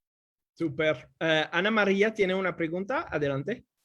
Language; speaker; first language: Spanish; non-native, fluent; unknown